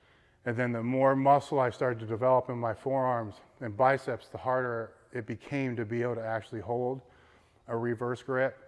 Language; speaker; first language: English; native; English